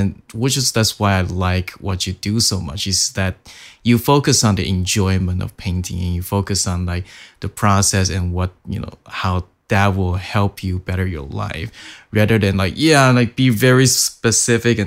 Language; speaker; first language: English; non-native, fluent; Chinese